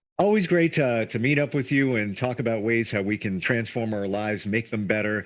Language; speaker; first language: English; native; English